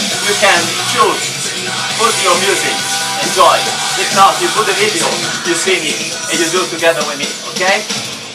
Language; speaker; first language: English; non-native, learner; Italian